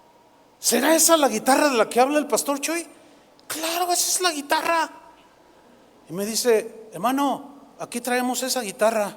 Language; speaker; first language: Spanish; native; Spanish